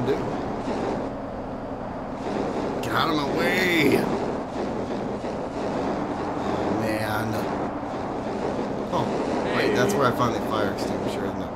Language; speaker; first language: English; native; English